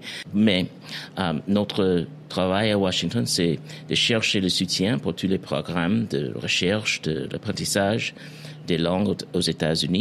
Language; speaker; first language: French; non-native, fluent; English